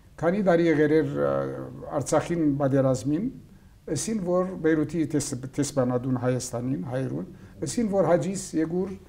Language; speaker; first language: Armenian; early bilingual, heritage; Armenian